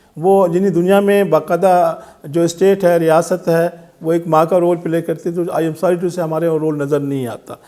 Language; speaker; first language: Urdu; non-native, local second language; Sindhi